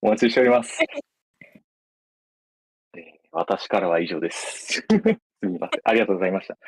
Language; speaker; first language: Japanese; native; Japanese